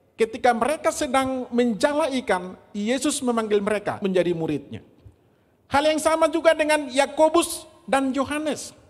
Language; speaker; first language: Indonesian; native; Indonesian